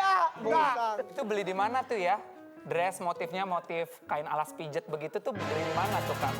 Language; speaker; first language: Indonesian; native; Indonesian